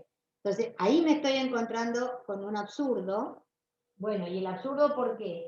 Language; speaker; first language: Spanish; native; Spanish